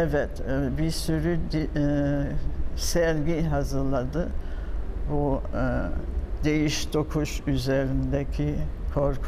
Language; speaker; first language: Turkish; non-native, fluent; French